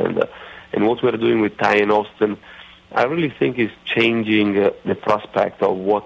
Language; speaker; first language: English; non-native, fluent; Italian